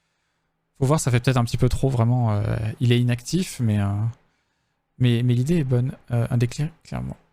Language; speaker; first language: French; native; French